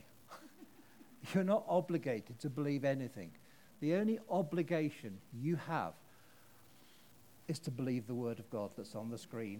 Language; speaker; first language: English; native; English